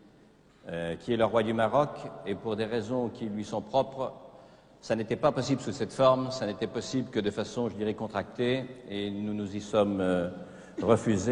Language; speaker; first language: French; native; French